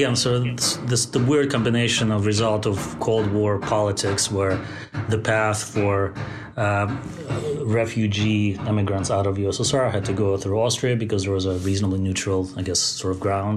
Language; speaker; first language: English; non-native, fluent; Russian